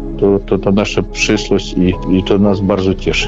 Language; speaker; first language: Polish; early bilingual, heritage; Polish